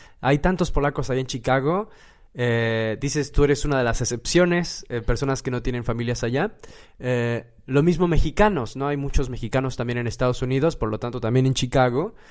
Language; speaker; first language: Spanish; native; Spanish